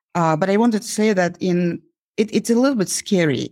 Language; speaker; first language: English; non-native, fluent; Uzbek